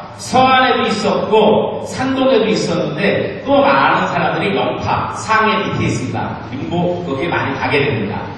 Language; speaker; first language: Korean; native; Korean